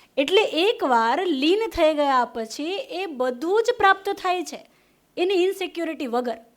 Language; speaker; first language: Gujarati; non-native, local second language; Hindi